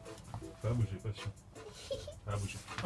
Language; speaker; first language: French; native; French